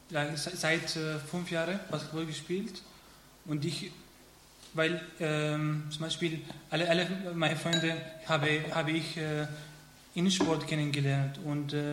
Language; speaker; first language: German; non-native, learner; Arabic